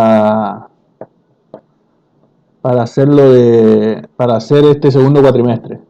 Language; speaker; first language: Spanish; native; Spanish